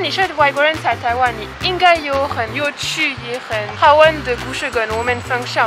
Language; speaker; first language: Chinese; non-native, fluent; French